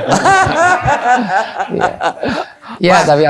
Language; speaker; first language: Indonesian; native; Indonesian